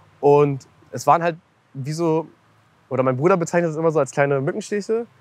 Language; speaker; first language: German; native; German